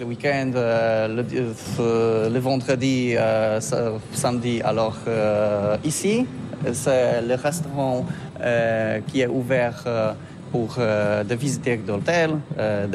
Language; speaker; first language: French; non-native, learner; Polish